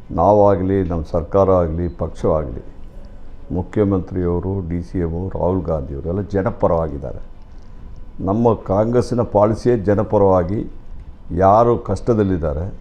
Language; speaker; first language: Kannada; non-native, local second language; Malayalam